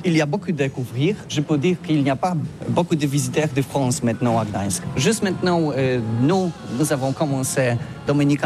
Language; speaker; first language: French; non-native, learner; Polish